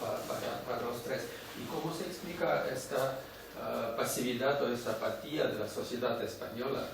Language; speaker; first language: Spanish; non-native, fluent; Russian